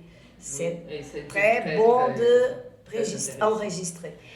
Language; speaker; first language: French; non-native, fluent; Portuguese